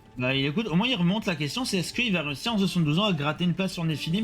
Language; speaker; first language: French; native; French